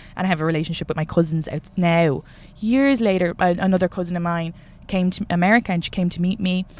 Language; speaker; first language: English; native; English